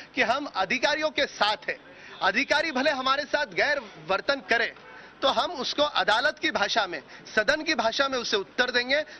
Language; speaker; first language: Hindi; non-native, local second language; Marathi